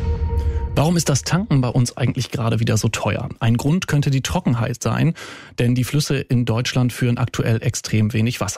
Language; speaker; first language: German; native; German